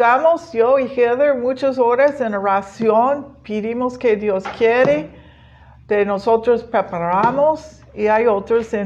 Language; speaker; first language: Spanish; non-native, learner; English